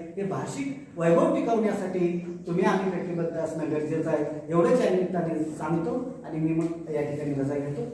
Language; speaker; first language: Marathi; native; Marathi